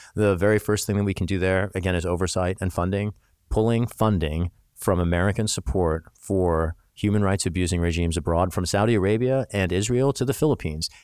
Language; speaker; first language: English; native; English